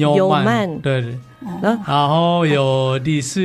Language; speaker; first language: Chinese; non-native, learner; Balinese